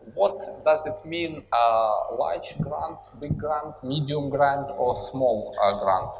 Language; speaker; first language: English; non-native, fluent; Ukrainian